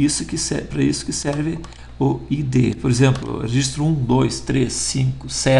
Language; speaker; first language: Portuguese; native; Portuguese